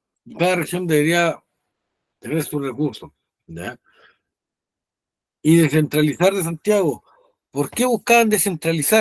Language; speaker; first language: Spanish; native; Spanish